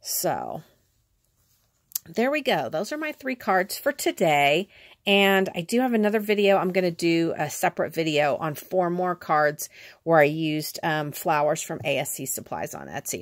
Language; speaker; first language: English; native; English